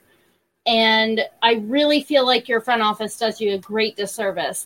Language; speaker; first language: English; native; English